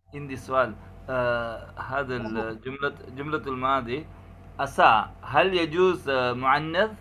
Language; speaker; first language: Arabic; non-native, learner; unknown